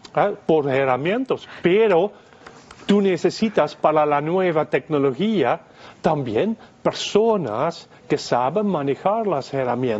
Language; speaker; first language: Spanish; non-native, fluent; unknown